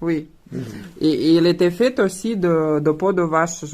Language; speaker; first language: French; non-native, learner; Russian